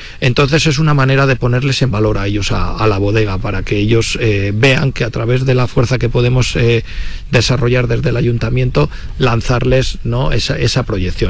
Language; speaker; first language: Spanish; native; Spanish